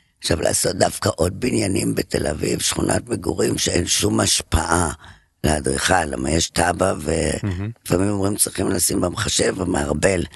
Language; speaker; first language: Hebrew; non-native, fluent; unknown